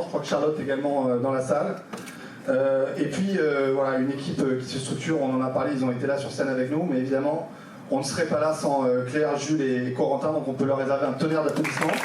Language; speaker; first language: French; native; French